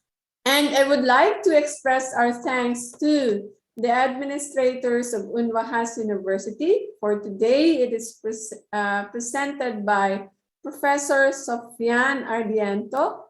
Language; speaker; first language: English; non-native, local second language; Filipino